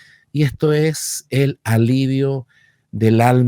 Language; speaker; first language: Spanish; native; Spanish